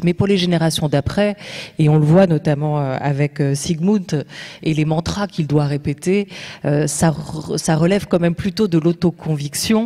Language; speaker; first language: French; native; French